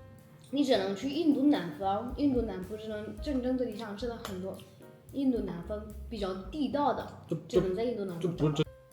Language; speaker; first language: Chinese; non-native, learner; Hindi